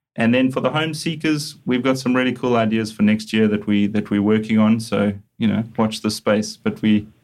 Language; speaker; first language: English; native; English